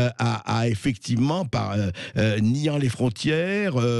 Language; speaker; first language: French; native; French